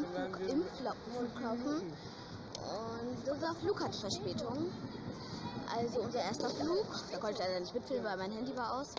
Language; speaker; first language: German; early bilingual, other home language; French